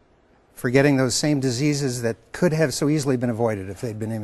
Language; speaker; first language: English; native; English